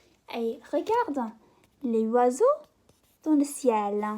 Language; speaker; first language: French; non-native, fluent; English